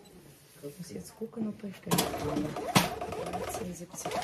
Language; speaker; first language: German; non-native, fluent; Russian